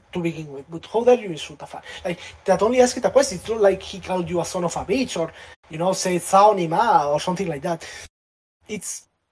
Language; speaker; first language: English; non-native, fluent; Catalan